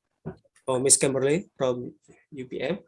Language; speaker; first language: English; non-native, learner; Indonesian